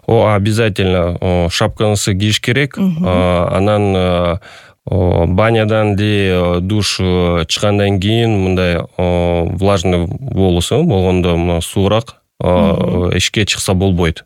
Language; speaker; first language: Kyrgyz; non-native, local second language; Russian